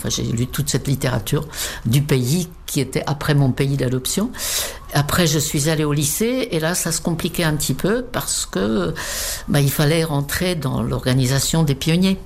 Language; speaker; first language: French; non-native, fluent; Czech